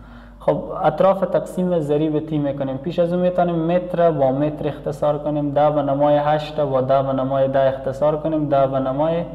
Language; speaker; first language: Persian; native; Persian